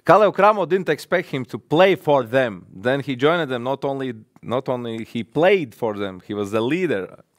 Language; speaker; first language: English; non-native, fluent; Latvian